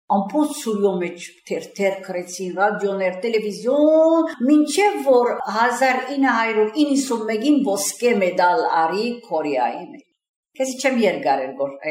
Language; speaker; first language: Armenian; early bilingual, heritage; Armenian